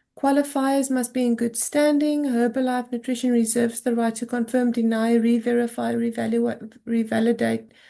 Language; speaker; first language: English; non-native, local second language; Afrikaans